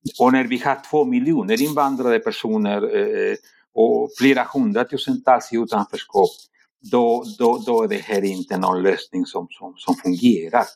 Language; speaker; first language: Swedish; non-native, fluent; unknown